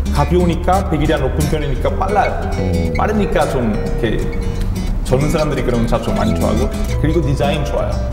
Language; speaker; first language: Korean; non-native, fluent; Italian